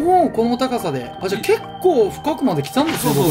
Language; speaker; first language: Japanese; native; Japanese